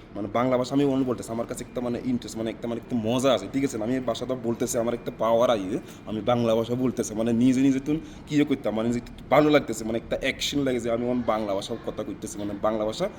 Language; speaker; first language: Bangla; non-native, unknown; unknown